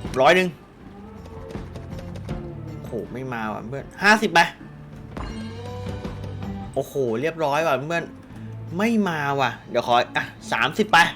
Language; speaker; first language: Thai; native; Thai